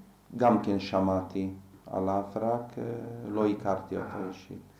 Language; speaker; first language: Hebrew; non-native, fluent; Slovak